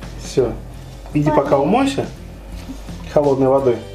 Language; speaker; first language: Russian; native; Russian